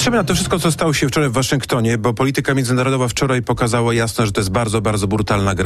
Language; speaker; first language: Polish; native; Polish